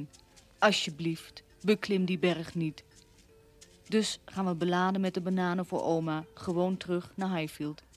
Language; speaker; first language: Dutch; native; Dutch